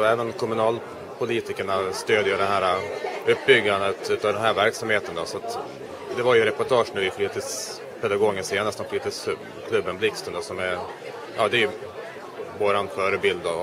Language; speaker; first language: Swedish; native; Swedish